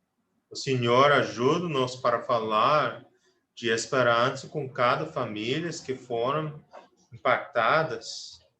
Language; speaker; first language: Portuguese; non-native, learner; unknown